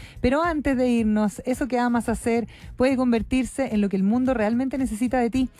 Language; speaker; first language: Spanish; native; Spanish